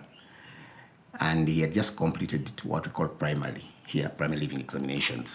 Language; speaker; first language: English; non-native, local second language; Ganda